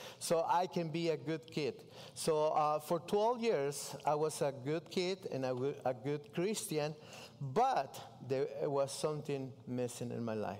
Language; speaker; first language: English; non-native, learner; Spanish